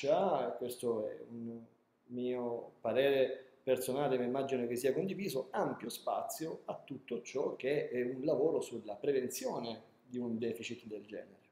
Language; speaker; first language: Italian; native; Italian